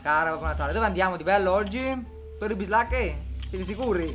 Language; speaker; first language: Italian; native; Italian